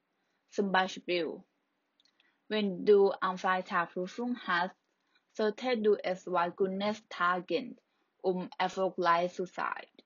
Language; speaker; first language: German; non-native, learner; Thai